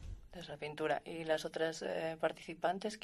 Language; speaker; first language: Spanish; native; Spanish